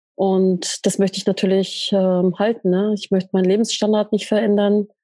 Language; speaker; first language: German; native; German